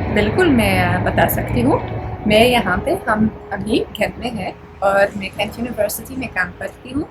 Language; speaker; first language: Hindi; non-native, fluent; Dutch